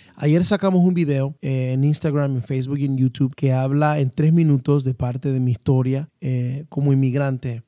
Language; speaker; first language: Spanish; native; Spanish